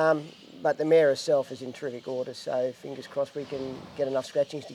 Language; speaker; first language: English; native; English